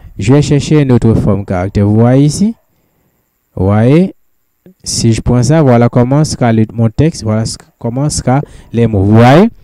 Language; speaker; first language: French; non-native, local second language; Haitian Creole